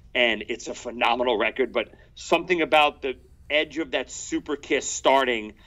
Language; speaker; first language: English; native; English